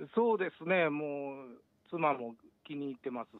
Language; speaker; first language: Japanese; native; Japanese